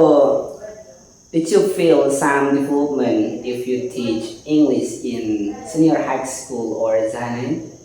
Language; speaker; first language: English; non-native, learner; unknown